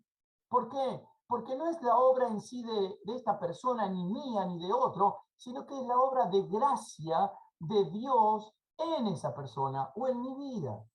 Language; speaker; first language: Spanish; native; Spanish